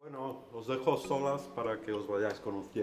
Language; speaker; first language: Spanish; native; Spanish